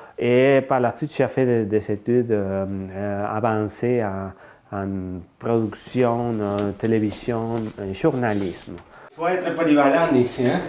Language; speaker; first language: French; non-native, fluent; Spanish